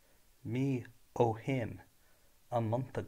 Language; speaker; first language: Irish; non-native, learner; English